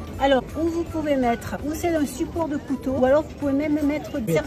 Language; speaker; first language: French; native; French